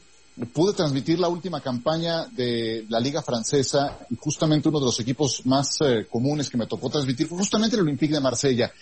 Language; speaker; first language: Spanish; native; Spanish